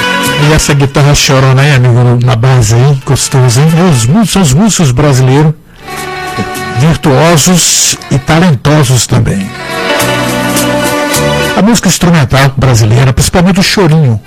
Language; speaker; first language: Portuguese; native; Portuguese